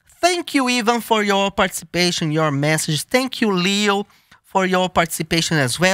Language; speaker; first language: English; non-native, fluent; Portuguese